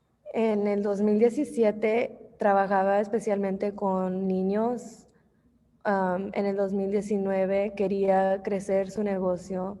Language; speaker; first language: Spanish; early bilingual, heritage; English